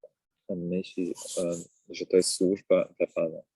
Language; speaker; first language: Polish; native; Polish